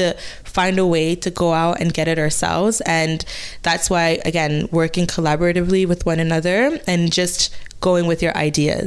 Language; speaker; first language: English; non-native, fluent; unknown